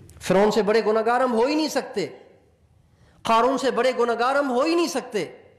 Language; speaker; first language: Urdu; non-native, local second language; Sindhi